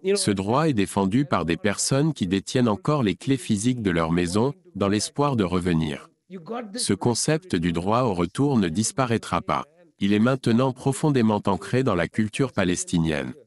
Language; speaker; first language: French; non-native, fluent; Punjabi